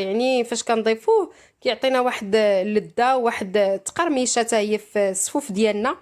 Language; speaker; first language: Arabic; native; Arabic